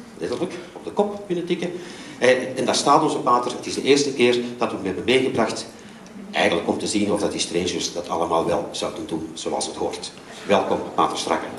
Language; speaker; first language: Dutch; native; Dutch